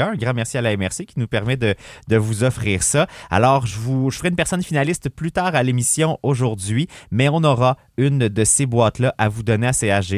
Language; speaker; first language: French; native; French